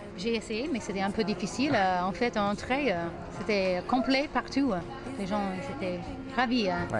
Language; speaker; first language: French; non-native, fluent; English